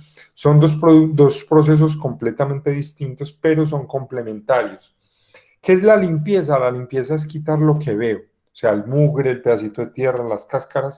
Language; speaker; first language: Spanish; native; Spanish